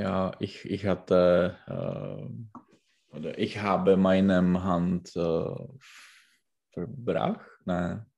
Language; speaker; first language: German; non-native, learner; Czech